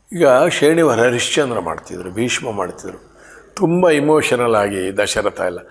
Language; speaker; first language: Kannada; non-native, local second language; Marathi